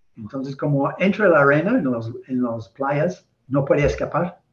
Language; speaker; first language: Spanish; non-native, learner; English